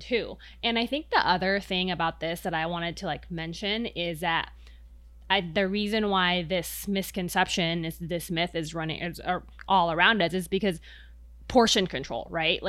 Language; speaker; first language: English; non-native, local second language; Filipino